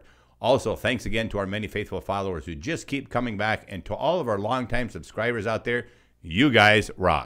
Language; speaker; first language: English; native; English